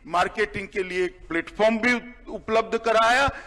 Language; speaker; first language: Hindi; non-native, local second language; Gujarati